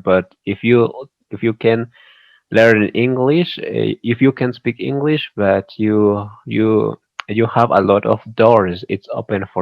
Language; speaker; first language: English; non-native, learner; Spanish